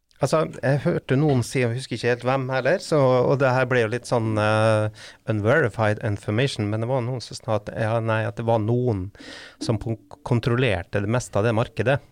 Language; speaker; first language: Norwegian; native; Norwegian